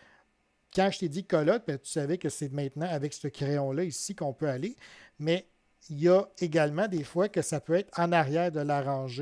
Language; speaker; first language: French; native; French